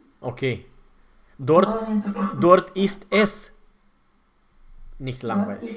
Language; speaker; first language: German; non-native, fluent; Romanian